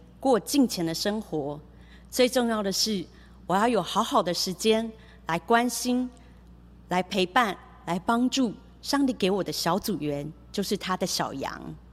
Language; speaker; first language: Chinese; early bilingual, heritage; Chinese